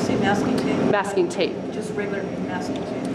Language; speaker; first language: English; native; English